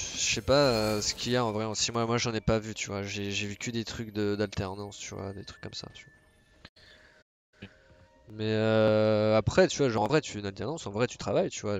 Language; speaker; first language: French; native; French